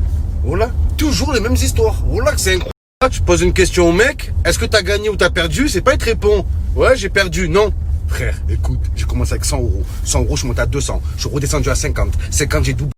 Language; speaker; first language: French; native; French